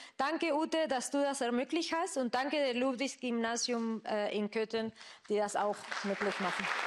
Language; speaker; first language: German; non-native, fluent; Spanish